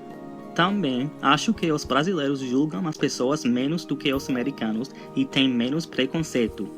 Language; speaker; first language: Portuguese; non-native, fluent; English